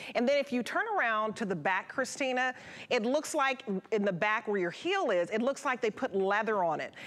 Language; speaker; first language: English; native; English